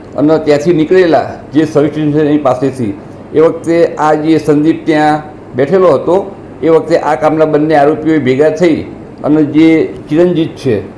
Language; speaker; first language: Gujarati; native; Gujarati